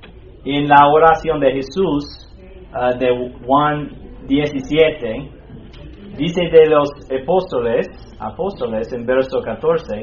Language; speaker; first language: Spanish; non-native, fluent; English